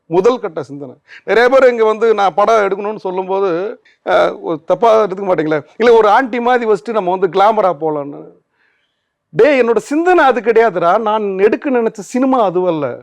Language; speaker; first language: Tamil; native; Tamil